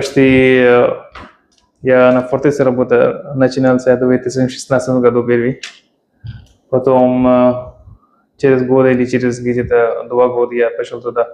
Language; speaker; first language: Russian; non-native, fluent; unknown